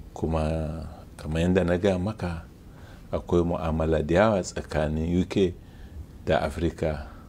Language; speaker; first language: Hausa; non-native, local second language; Arabic